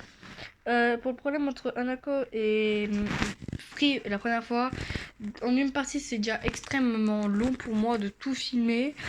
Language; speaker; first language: French; native; French